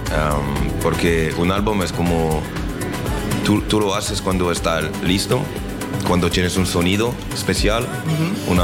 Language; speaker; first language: Spanish; non-native, learner; French